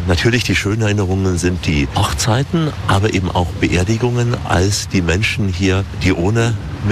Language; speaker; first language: German; native; German